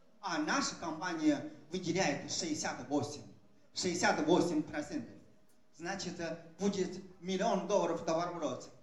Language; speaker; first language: Russian; non-native, fluent; Chinese